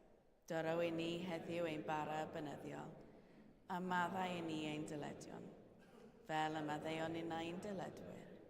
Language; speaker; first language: Welsh; native; Welsh